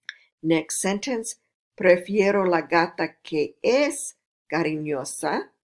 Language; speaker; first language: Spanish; non-native, fluent; English